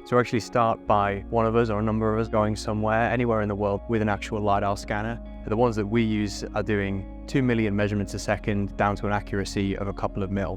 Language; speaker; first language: English; native; English